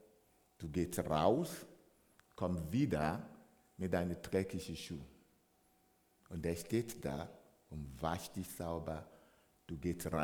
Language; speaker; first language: German; non-native, fluent; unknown